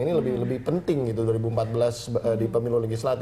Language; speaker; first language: Indonesian; native; Indonesian